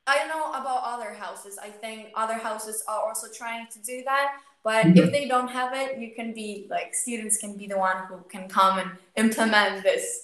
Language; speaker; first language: English; non-native, fluent; Ukrainian